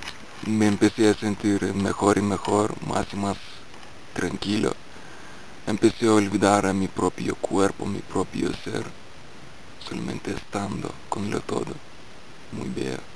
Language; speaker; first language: Spanish; non-native, fluent; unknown